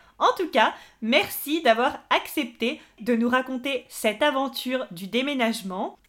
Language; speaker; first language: French; native; French